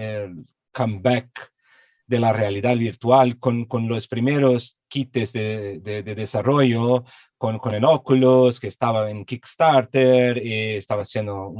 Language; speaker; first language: Spanish; non-native, fluent; Portuguese